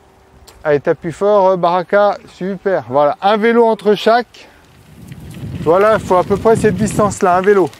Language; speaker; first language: French; native; French